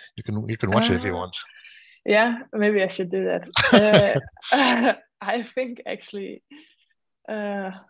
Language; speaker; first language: English; non-native, fluent; Danish